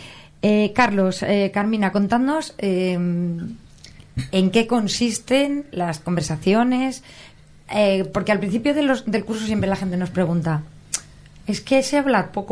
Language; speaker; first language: Spanish; native; Spanish